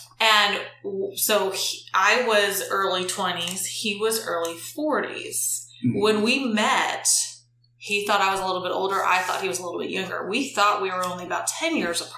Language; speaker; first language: English; native; English